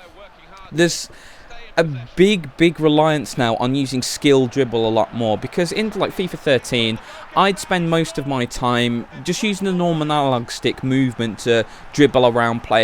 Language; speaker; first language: English; native; English